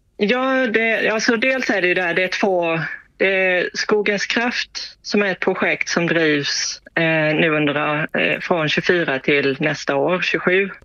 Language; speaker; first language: Swedish; early bilingual, heritage; Swedish